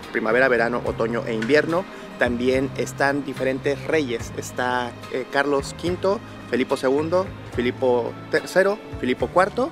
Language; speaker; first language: Spanish; native; Spanish